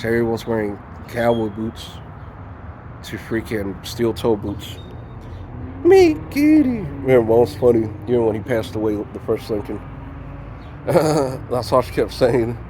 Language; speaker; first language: English; native; English